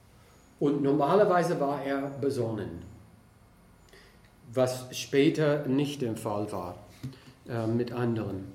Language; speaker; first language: German; non-native, fluent; English